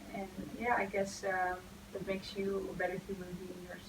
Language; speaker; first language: English; non-native, fluent; Dutch